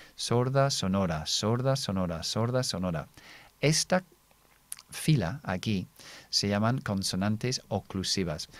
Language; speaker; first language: Spanish; non-native, fluent; English